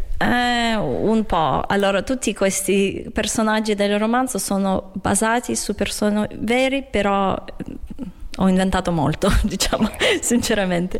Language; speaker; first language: Italian; non-native, fluent; Russian